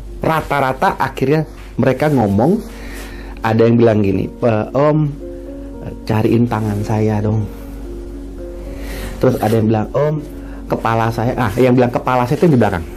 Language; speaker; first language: Indonesian; native; Indonesian